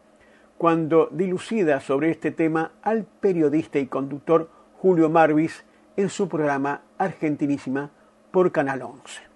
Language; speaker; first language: Spanish; native; Spanish